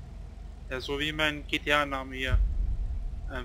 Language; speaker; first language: German; native; German